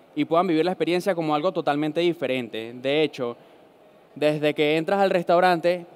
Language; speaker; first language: Spanish; native; Spanish